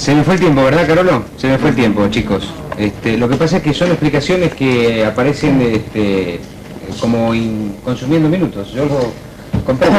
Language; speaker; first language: Spanish; native; Spanish